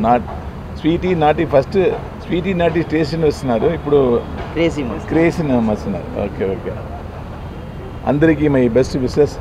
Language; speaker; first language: Telugu; non-native, local second language; Tamil